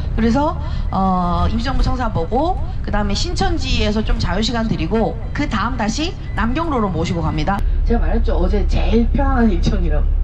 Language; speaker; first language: Korean; early bilingual, heritage; Korean